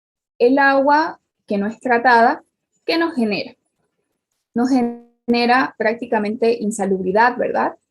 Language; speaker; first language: Spanish; native; Spanish